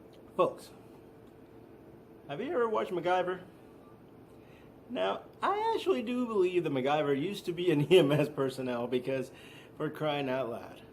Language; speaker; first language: English; native; English